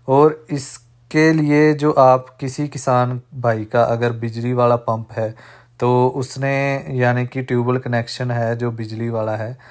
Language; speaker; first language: Hindi; non-native, local second language; Punjabi